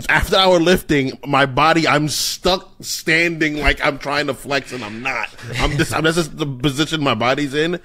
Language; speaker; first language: English; native; English